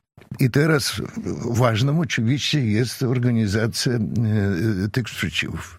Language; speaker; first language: Polish; non-native, fluent; Russian